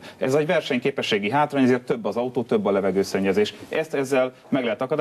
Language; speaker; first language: Hungarian; native; Hungarian